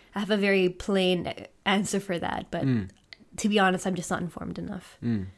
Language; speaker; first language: English; native; English